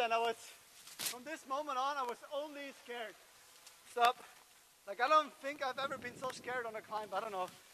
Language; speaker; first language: English; non-native, fluent; German